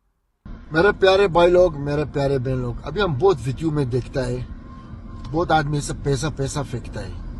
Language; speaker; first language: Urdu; non-native, learner; Arabic